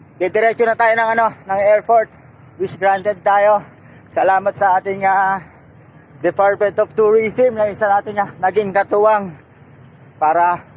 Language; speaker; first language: Filipino; native; Filipino